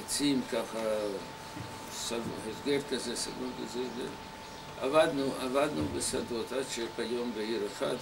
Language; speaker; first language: Hebrew; non-native, fluent; Hungarian